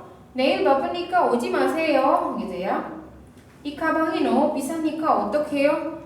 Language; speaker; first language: Korean; non-native, fluent; Indonesian